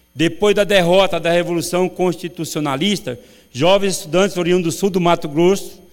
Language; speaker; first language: Portuguese; native; Portuguese